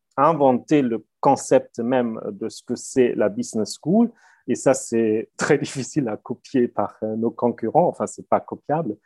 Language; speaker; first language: French; non-native, fluent; German